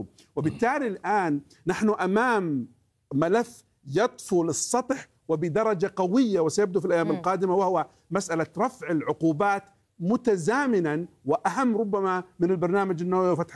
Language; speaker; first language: Arabic; native; Arabic